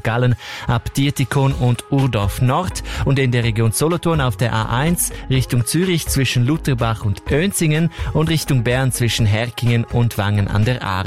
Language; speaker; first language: German; native; German